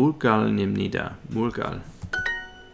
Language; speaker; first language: Korean; non-native, learner; English